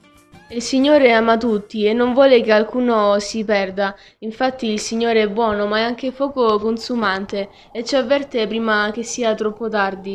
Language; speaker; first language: Italian; native; Italian